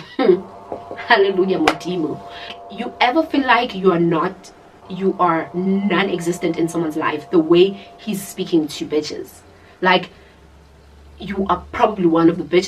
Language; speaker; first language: English; non-native, local second language; Zulu